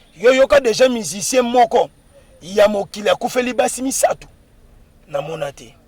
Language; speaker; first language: Lingala; native; Lingala